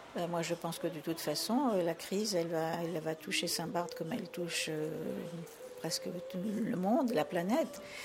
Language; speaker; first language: French; native; French